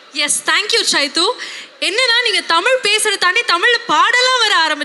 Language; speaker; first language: Tamil; native; Tamil